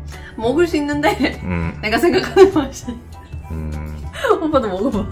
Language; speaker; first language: Korean; non-native, fluent; Swedish